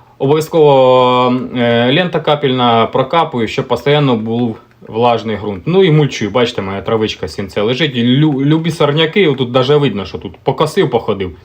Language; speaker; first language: Ukrainian; native; Ukrainian